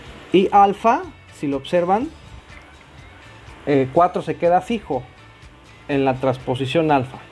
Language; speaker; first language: Spanish; native; Spanish